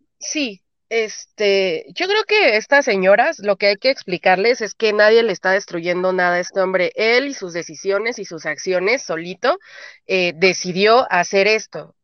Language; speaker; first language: Spanish; native; Spanish